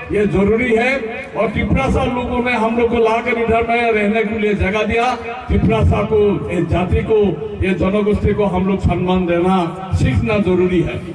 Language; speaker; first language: Hindi; non-native, local second language; Assamese